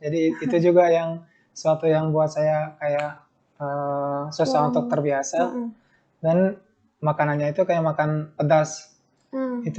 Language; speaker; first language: Indonesian; non-native, fluent; Turkmen